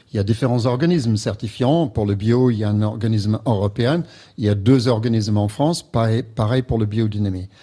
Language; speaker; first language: French; non-native, fluent; English